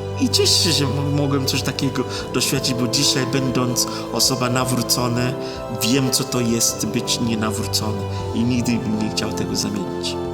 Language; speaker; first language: Polish; non-native, fluent; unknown